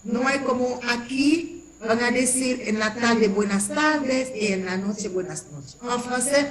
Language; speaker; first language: Spanish; non-native, fluent; French